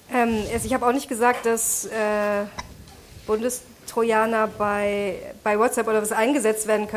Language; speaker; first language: German; native; German